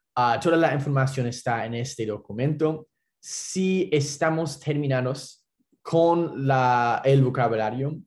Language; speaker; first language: Spanish; non-native, fluent; English